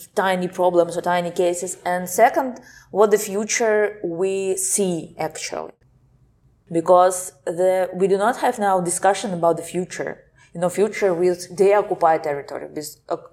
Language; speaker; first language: English; non-native, fluent; Ukrainian